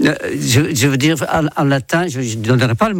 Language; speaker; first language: French; non-native, fluent; Dutch